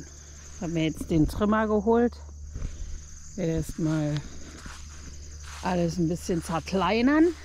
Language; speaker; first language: German; native; German